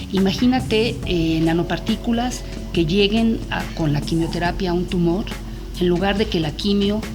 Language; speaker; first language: Spanish; native; Spanish